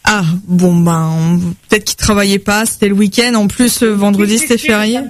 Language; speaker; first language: French; native; French